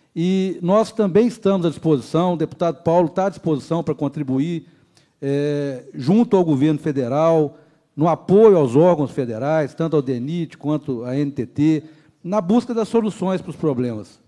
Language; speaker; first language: Portuguese; native; Portuguese